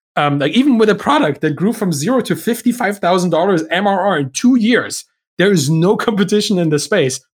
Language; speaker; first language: English; non-native, fluent; German